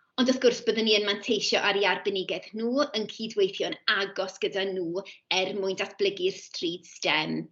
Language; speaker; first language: Welsh; native; Welsh